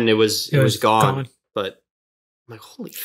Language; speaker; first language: English; native; English